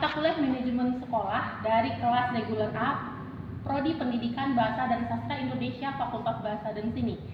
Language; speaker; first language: Indonesian; native; Indonesian